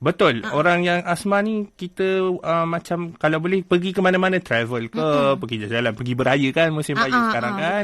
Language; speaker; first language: Malay; native; Malay